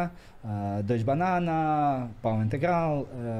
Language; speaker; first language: Portuguese; non-native, learner; Russian